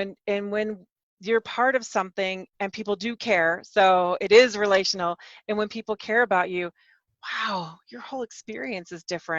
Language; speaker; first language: English; native; English